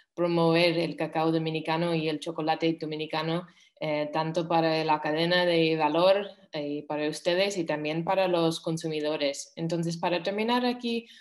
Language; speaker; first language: Spanish; non-native, fluent; English